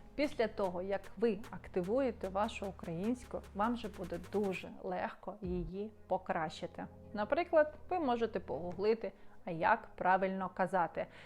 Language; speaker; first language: Ukrainian; non-native, local second language; Russian